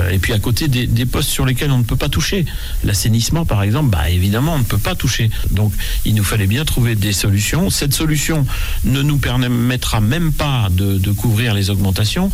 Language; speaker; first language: French; native; French